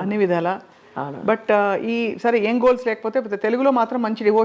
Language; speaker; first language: Telugu; native; Telugu